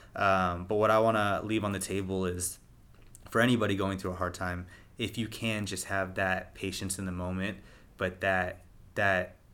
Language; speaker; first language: English; native; English